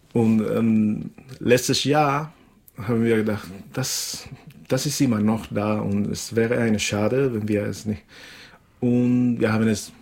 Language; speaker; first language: German; non-native, fluent; Spanish